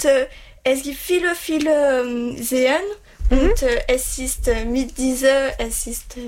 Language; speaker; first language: German; non-native, learner; French